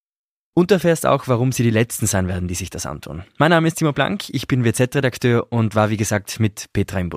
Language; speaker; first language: German; native; German